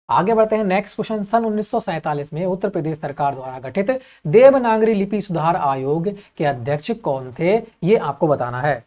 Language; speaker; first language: Hindi; native; Hindi